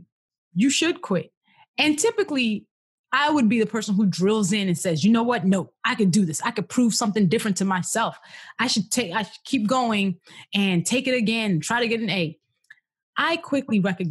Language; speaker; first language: English; non-native, local second language; Yoruba